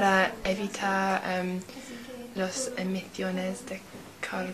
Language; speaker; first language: Spanish; non-native, learner; English